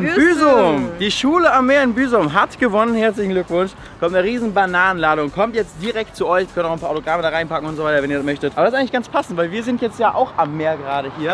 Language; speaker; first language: German; native; German